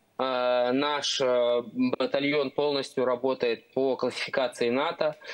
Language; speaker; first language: Russian; native; Russian